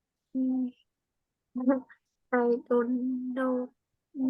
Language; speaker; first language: English; non-native, learner; Vietnamese